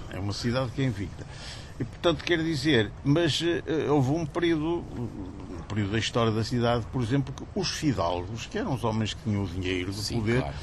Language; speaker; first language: Portuguese; native; Portuguese